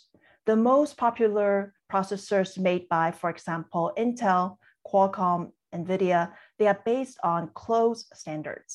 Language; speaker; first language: English; non-native, local second language; Cantonese